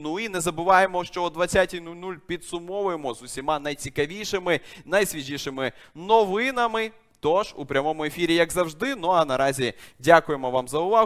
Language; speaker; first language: Ukrainian; native; Ukrainian